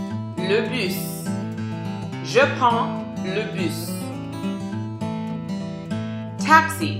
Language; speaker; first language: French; non-native, fluent; English